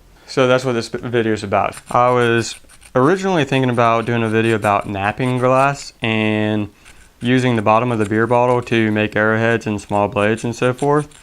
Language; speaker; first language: English; native; English